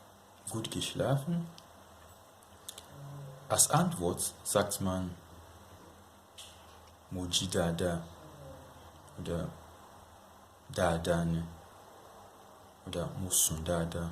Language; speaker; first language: German; non-native, fluent; Yoruba